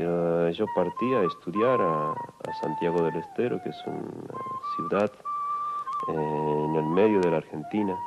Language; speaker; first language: Spanish; non-native, local second language; Quechua